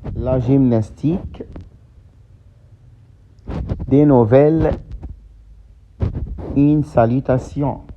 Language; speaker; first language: French; non-native, fluent; Arabic